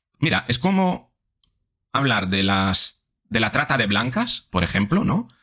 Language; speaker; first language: Spanish; non-native, fluent; Italian